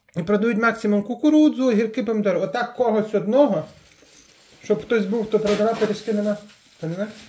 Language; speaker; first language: Ukrainian; native; Ukrainian